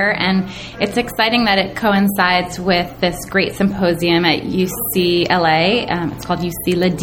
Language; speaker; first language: English; native; English